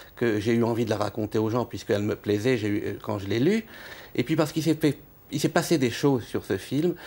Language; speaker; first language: French; native; French